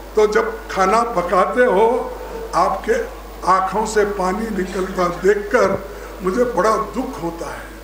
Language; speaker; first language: Hindi; non-native, local second language; Kannada